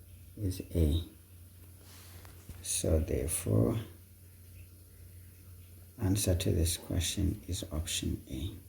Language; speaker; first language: English; non-native, local second language; Xhosa